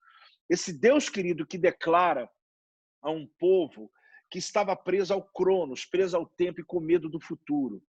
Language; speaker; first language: Portuguese; native; Portuguese